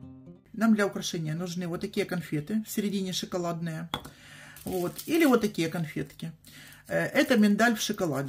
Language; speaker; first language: Russian; native; Russian